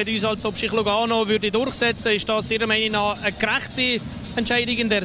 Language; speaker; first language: German; native; German